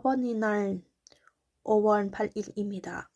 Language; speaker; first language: Korean; non-native, learner; Thai